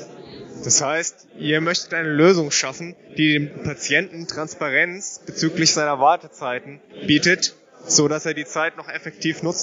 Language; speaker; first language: German; native; German